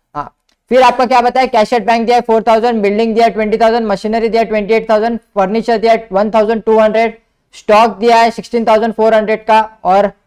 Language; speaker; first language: Hindi; non-native, local second language; Marathi